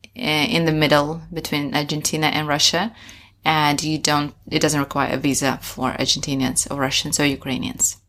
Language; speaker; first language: English; non-native, fluent; Russian